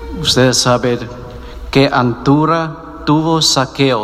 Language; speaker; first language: Spanish; non-native, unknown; Vietnamese